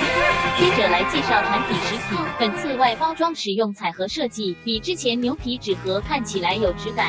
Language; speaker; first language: Chinese; native; Chinese